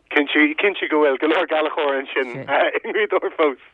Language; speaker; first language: Irish; non-native, local second language; English